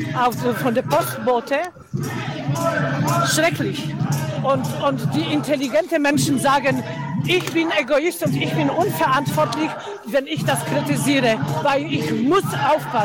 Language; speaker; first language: German; non-native, fluent; Polish